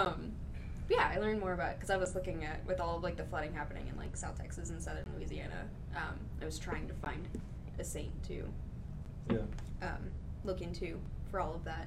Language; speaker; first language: English; native; English